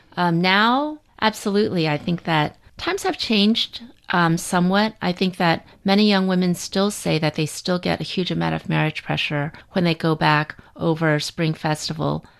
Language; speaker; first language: English; native; English